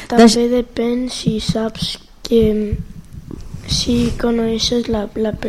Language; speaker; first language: Catalan; non-native, local second language; Spanish